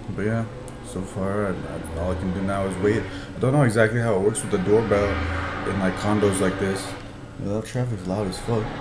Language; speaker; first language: English; native; English